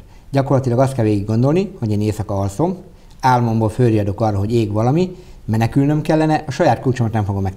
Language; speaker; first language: Hungarian; native; Hungarian